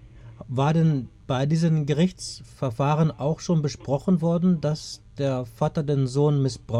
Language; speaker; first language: German; native; German